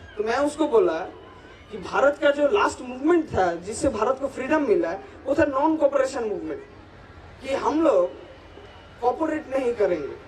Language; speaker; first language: Hindi; non-native, local second language; Bangla